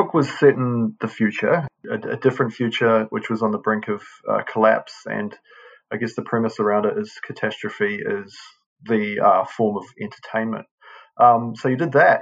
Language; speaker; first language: English; native; English